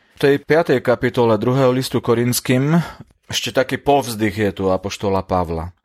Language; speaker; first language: Slovak; native; Slovak